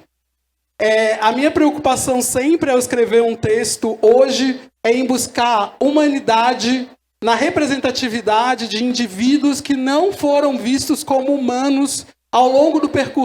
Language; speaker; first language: Portuguese; native; Portuguese